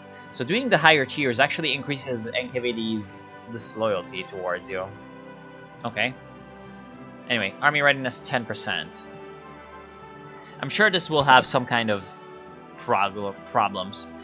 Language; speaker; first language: English; native; English